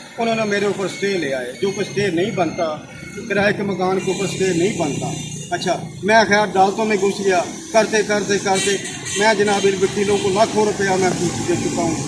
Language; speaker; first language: Urdu; non-native, local second language; Punjabi